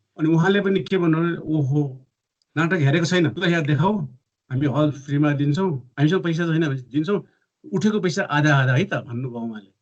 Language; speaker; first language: Nepali; native; Nepali